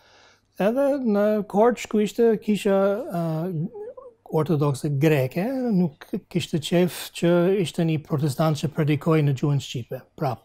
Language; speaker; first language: Albanian; non-native, fluent; English